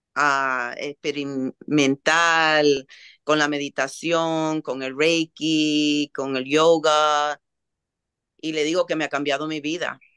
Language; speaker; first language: Spanish; early bilingual, heritage; Spanish